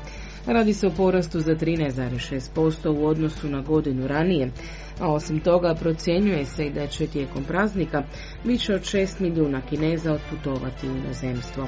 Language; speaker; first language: Croatian; native; Croatian